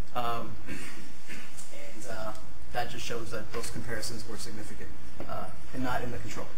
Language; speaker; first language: English; native; English